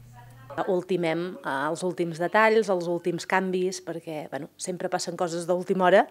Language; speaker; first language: Catalan; native; Catalan